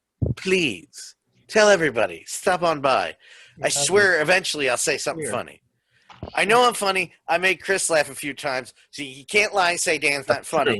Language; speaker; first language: English; native; English